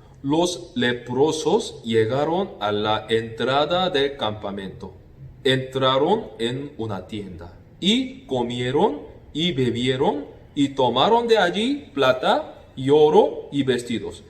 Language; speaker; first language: Spanish; non-native, fluent; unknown